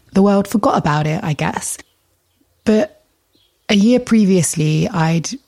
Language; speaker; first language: English; native; English